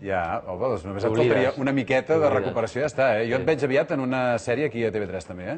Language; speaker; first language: Catalan; native; Catalan